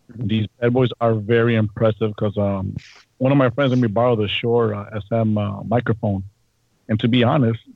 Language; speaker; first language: English; native; English